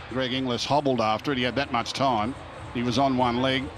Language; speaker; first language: English; native; English